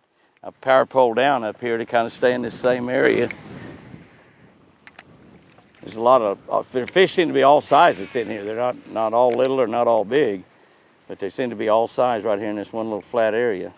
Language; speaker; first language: English; native; English